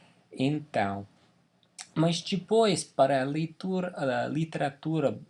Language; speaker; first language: Portuguese; non-native, fluent; English